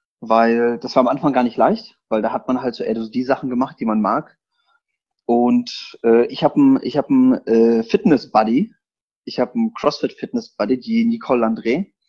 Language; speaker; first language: German; early bilingual, other home language; Polish